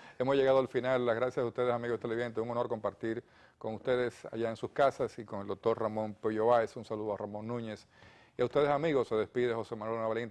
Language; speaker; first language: Spanish; native; Spanish